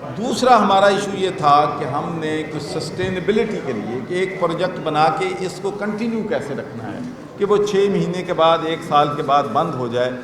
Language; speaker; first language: Urdu; non-native, local second language; Punjabi